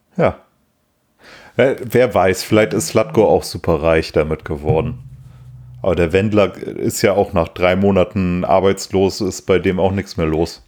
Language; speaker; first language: German; native; German